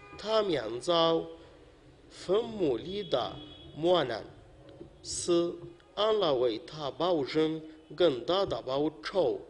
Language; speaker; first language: Chinese; non-native, learner; Arabic